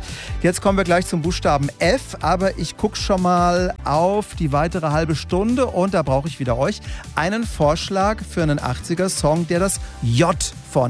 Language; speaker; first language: German; native; German